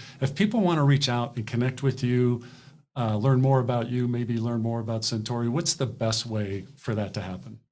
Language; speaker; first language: English; native; English